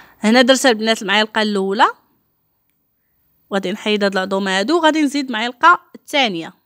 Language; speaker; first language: Arabic; native; Arabic